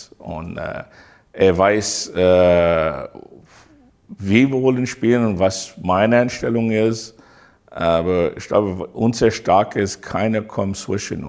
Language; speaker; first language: German; non-native, fluent; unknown